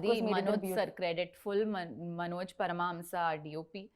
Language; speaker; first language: Telugu; non-native, learner; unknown